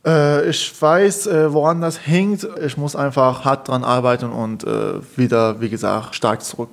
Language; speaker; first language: German; non-native, fluent; Persian